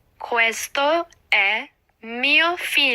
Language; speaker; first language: Italian; non-native, learner; English